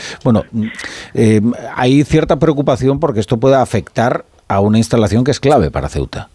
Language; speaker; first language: Spanish; native; Spanish